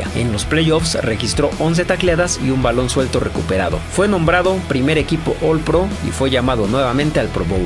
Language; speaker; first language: Spanish; native; Spanish